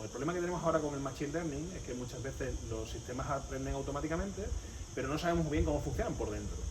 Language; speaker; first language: Spanish; native; Spanish